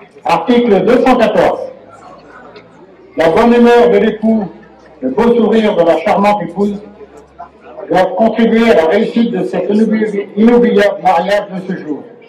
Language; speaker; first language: French; native; French